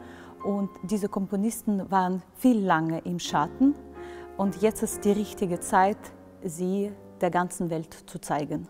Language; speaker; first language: German; non-native, fluent; Ukrainian